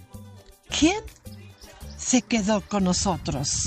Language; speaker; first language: Spanish; non-native, fluent; German